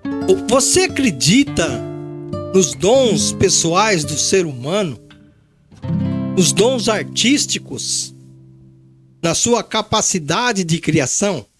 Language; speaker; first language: Portuguese; native; Portuguese